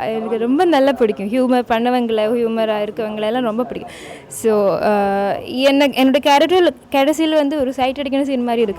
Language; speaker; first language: Tamil; non-native, fluent; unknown